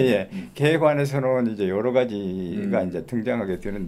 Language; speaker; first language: Korean; native; Korean